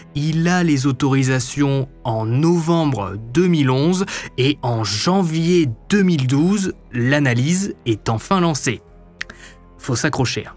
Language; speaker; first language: French; native; French